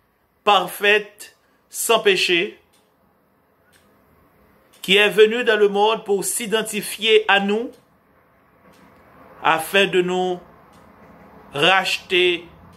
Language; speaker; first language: French; non-native, local second language; Haitian Creole